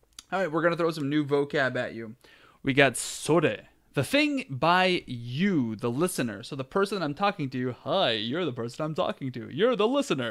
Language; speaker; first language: English; native; English